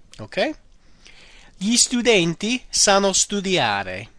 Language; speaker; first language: Italian; non-native, fluent; English